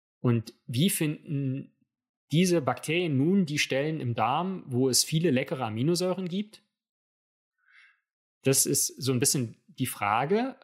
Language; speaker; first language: German; native; German